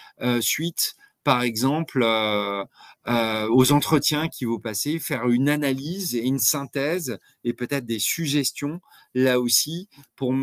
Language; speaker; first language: French; native; French